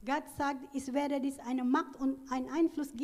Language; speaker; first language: German; non-native, fluent; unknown